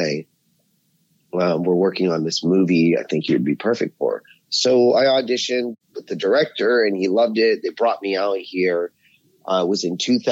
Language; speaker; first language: English; native; English